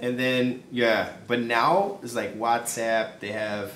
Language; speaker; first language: English; non-native, fluent; Portuguese